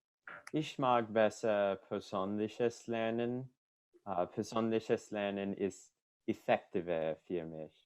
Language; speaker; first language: German; non-native, learner; English